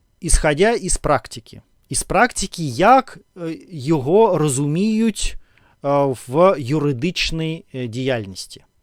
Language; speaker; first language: Ukrainian; non-native, learner; Russian